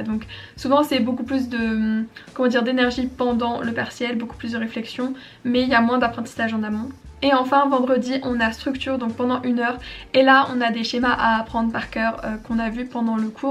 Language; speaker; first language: French; native; French